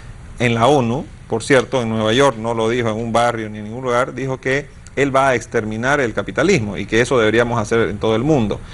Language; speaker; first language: Spanish; native; Spanish